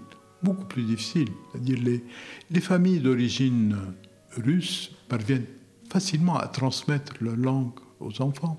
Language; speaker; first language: French; non-native, local second language; Arabic